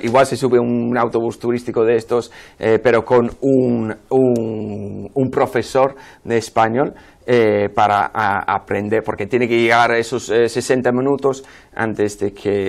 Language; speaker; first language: Spanish; non-native, fluent; English